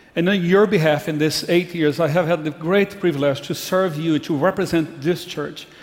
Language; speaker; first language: English; non-native, fluent; Portuguese